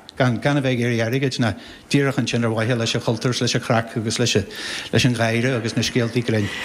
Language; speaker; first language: Irish; native; Irish